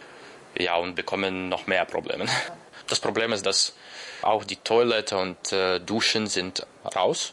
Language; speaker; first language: German; non-native, learner; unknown